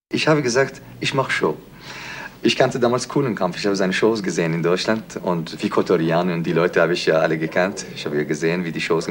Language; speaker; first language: German; non-native, fluent; Persian